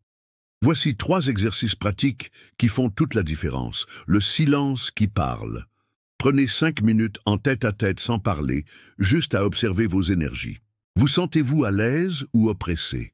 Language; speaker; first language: French; native; French